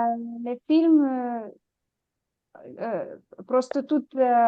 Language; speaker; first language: French; non-native, learner; Ukrainian